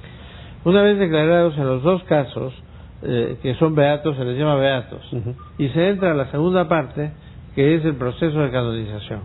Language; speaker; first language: Spanish; native; Spanish